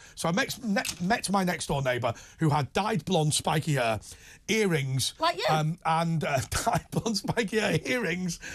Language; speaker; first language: English; native; English